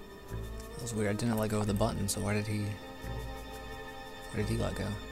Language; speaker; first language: English; native; English